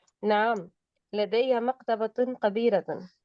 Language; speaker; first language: Arabic; non-native, learner; Urdu